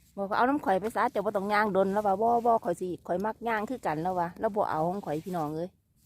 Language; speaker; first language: Thai; native; Thai